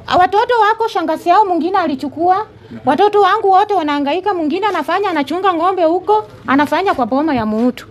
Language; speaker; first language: Swahili; non-native, local second language; Luo (Kenya and Tanzania)